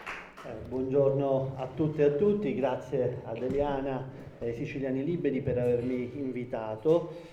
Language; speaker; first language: Italian; non-native, local second language; Sicilian